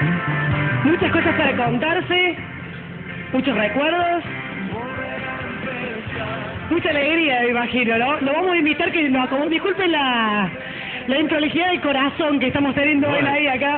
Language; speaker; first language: Spanish; native; Spanish